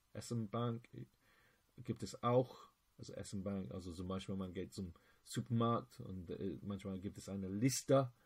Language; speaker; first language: German; non-native, fluent; English